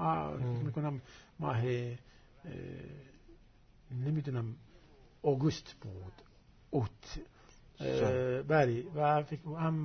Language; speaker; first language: Persian; non-native, fluent; Arabic